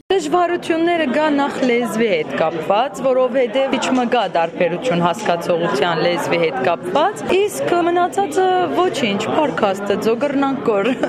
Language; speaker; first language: Armenian; early bilingual, heritage; Armenian